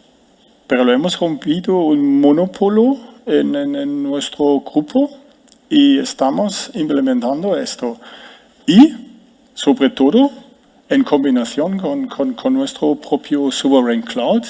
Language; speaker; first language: Spanish; non-native, fluent; German